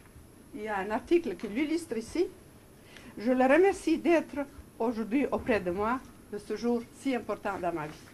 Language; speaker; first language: French; non-native, fluent; Serbian